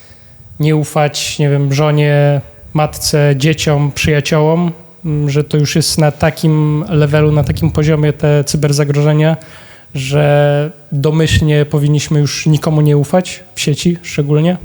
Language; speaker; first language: Polish; native; Polish